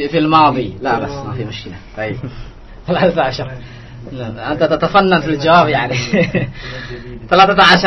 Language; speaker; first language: Arabic; non-native, fluent; Indonesian